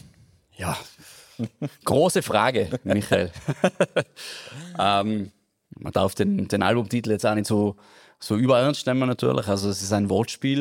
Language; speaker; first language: German; native; German